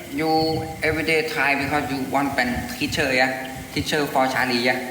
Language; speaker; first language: English; non-native, learner; Thai